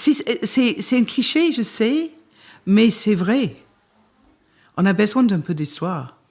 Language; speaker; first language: French; non-native, fluent; English